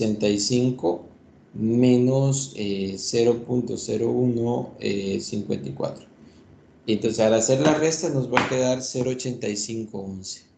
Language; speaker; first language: Spanish; native; Spanish